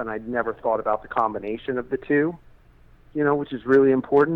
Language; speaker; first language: English; native; English